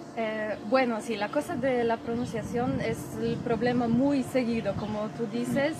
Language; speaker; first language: Spanish; non-native, fluent; Polish